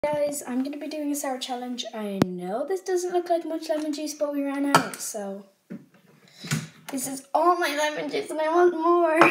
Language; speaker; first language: English; native; English